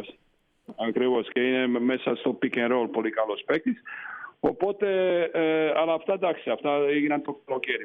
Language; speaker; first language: Greek; non-native, fluent; Slovenian